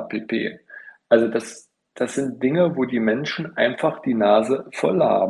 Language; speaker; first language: German; native; German